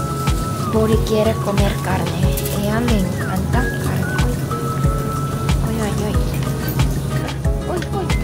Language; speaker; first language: Spanish; non-native, fluent; Korean